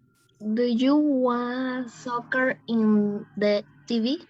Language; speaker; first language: English; non-native, learner; Spanish